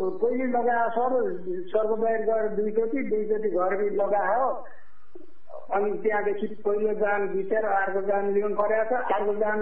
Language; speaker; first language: Nepali; native; Nepali